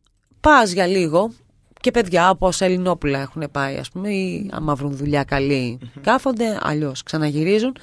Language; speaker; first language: Greek; native; Greek